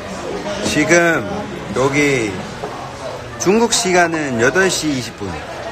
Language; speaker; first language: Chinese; non-native, local second language; Cantonese